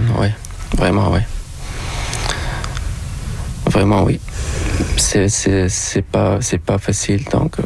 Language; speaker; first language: French; non-native, local second language; Arabic